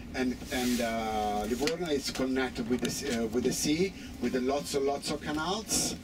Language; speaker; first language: English; non-native, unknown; Italian